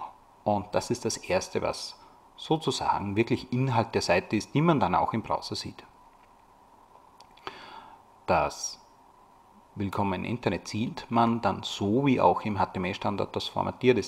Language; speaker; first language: German; native; German